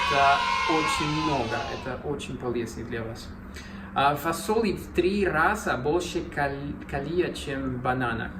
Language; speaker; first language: Russian; non-native, learner; Spanish